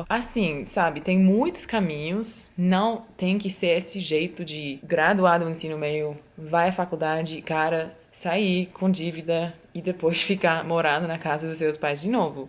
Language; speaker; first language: Portuguese; non-native, fluent; English